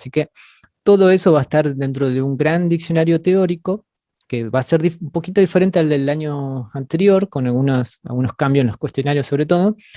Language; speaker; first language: Spanish; native; Spanish